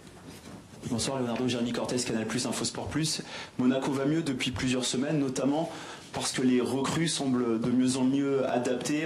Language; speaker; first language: French; native; French